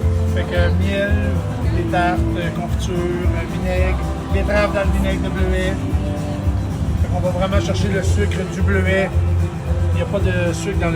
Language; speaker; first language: French; native; French